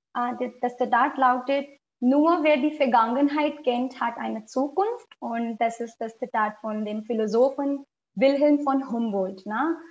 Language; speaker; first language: German; non-native, fluent; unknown